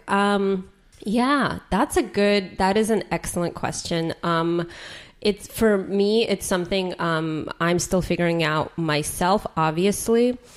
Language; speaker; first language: English; native; English